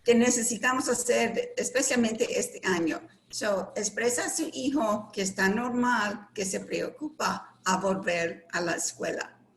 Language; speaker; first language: Spanish; non-native, learner; English